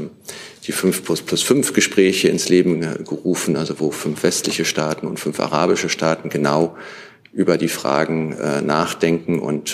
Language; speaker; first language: German; native; German